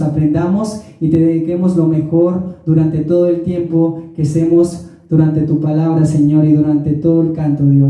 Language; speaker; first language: Spanish; native; Spanish